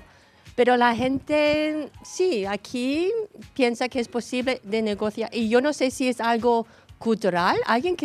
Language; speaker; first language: Spanish; non-native, fluent; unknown